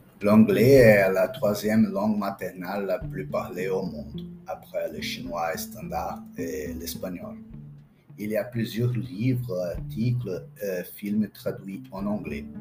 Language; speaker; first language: French; non-native, learner; Portuguese